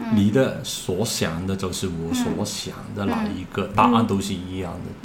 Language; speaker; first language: Chinese; non-native, learner; Cantonese